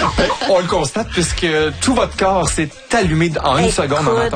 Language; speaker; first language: French; native; French